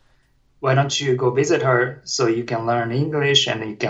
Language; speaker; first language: English; non-native, fluent; Japanese